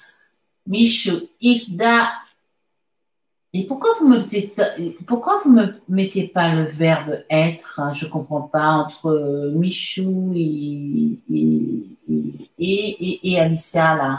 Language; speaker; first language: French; native; French